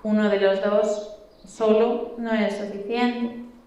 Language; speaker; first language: Spanish; native; Spanish